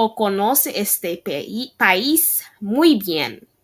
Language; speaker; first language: Spanish; non-native, learner; Haitian Creole